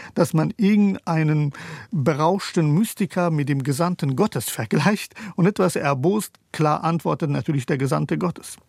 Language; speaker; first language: German; early bilingual, other home language; Persian